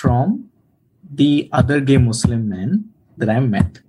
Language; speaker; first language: English; non-native, local second language; Hindi